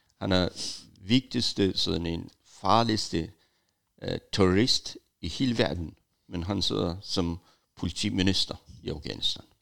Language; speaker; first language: Danish; non-native, fluent; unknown